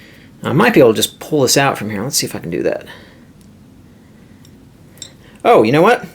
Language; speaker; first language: English; native; English